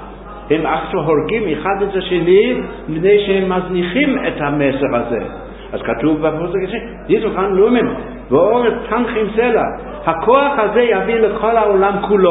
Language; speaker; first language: Hebrew; non-native, fluent; English